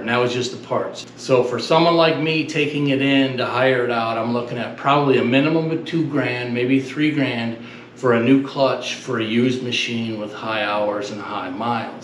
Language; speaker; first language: English; native; English